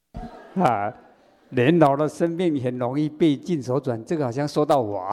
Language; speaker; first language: Chinese; native; Chinese